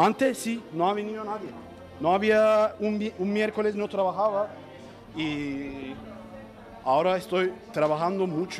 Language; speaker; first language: Spanish; non-native, learner; Turkish